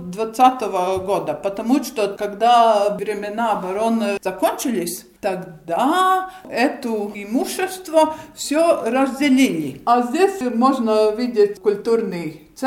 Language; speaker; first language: Russian; non-native, local second language; Latvian